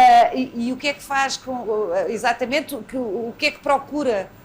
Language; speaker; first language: Portuguese; native; Portuguese